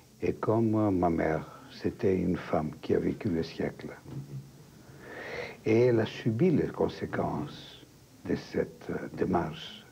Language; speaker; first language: French; non-native, fluent; Greek